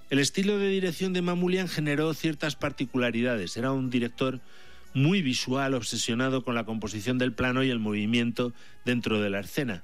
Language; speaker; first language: Spanish; native; Spanish